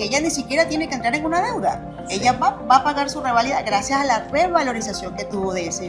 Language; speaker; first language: Spanish; native; Spanish